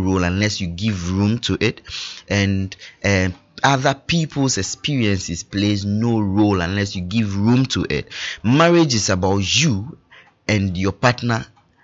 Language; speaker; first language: English; non-native, local second language; Ewe